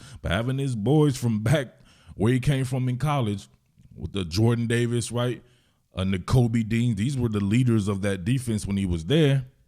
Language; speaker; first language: English; native; English